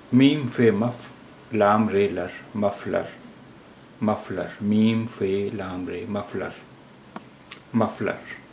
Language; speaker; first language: Urdu; native; Urdu